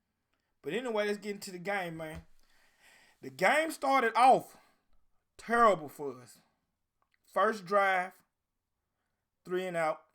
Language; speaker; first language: English; native; English